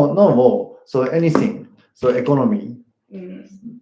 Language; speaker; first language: English; non-native, learner; Japanese